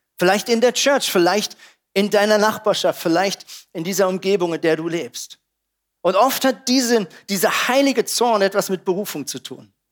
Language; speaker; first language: German; native; German